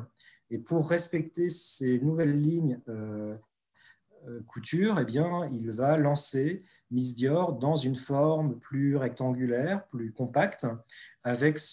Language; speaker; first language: French; native; French